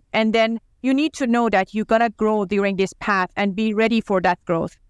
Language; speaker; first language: English; non-native, fluent; Persian